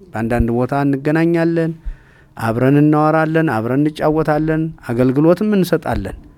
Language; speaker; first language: Amharic; native; Amharic